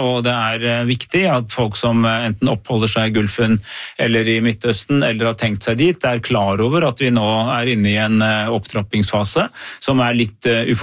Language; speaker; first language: Norwegian; native; Norwegian